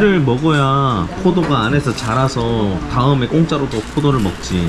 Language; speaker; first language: Korean; native; Korean